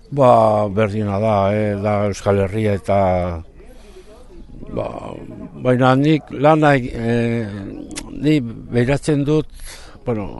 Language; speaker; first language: Basque; non-native, learner; Spanish